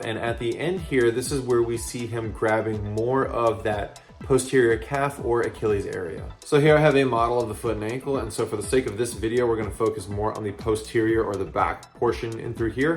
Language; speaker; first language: English; native; English